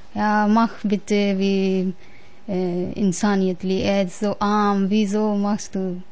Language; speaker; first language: German; non-native, learner; Punjabi